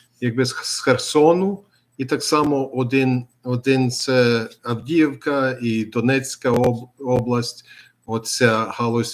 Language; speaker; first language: Ukrainian; early bilingual, heritage; Ukrainian